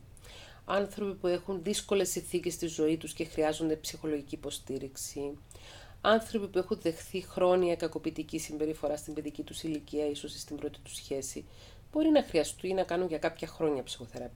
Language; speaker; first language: Greek; native; Greek